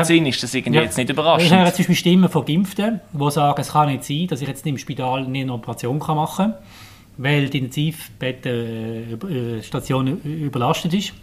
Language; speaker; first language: German; native; German